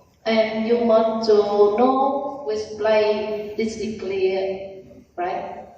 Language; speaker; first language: English; non-native, learner; Vietnamese